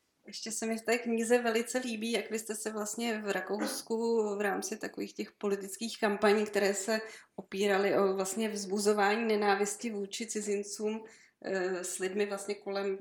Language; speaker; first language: Czech; native; Czech